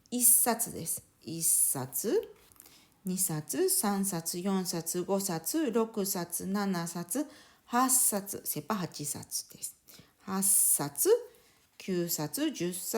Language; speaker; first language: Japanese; native; Japanese